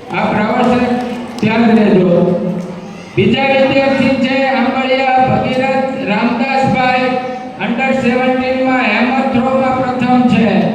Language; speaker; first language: Gujarati; native; Gujarati